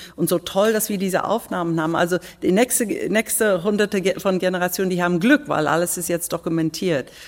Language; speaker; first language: German; non-native, fluent; English